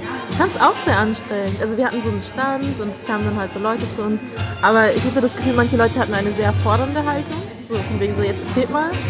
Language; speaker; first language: German; native; German